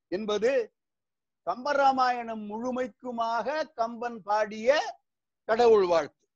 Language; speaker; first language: Tamil; native; Tamil